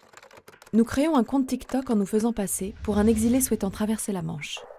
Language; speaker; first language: French; native; French